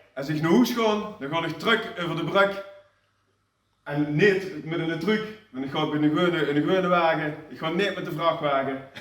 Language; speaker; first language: Dutch; native; Dutch